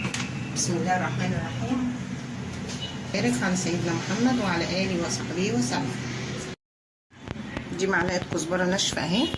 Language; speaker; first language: Arabic; native; Arabic